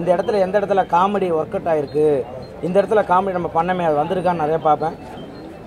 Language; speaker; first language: Tamil; native; Tamil